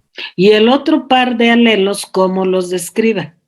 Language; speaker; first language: Spanish; native; Spanish